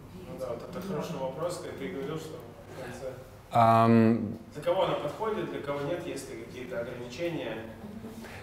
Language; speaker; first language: Russian; native; Russian